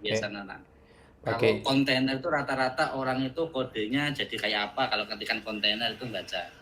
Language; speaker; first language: Indonesian; native; Indonesian